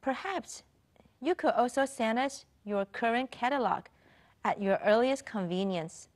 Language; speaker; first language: English; non-native, fluent; Chinese